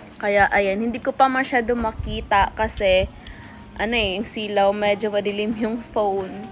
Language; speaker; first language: Filipino; non-native, local second language; Cebuano